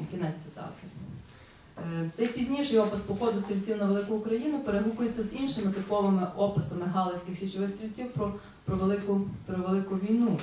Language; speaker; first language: Ukrainian; native; Ukrainian